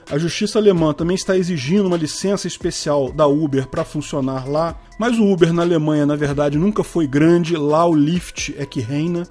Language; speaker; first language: Portuguese; native; Portuguese